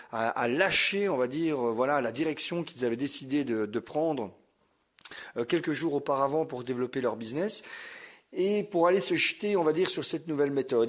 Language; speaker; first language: French; native; French